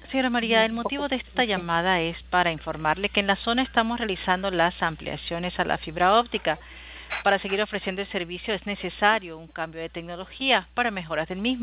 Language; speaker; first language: Spanish; native; Spanish